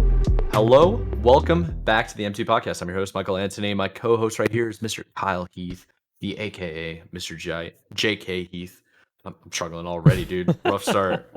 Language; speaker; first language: English; native; English